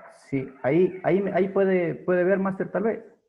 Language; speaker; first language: Spanish; native; Spanish